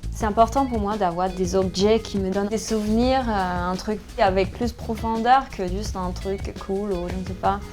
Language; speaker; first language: French; non-native, fluent; Danish